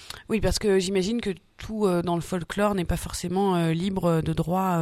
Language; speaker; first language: French; native; French